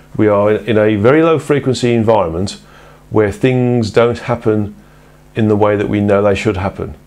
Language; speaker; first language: English; native; English